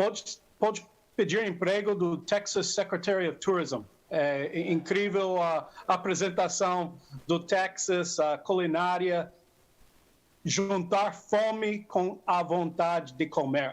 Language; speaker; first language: Portuguese; non-native, fluent; English